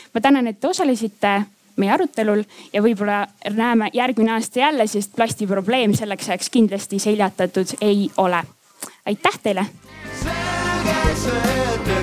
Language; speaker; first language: Estonian; native; Estonian